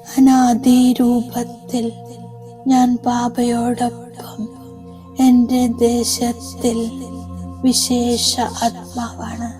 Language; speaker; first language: Malayalam; native; Malayalam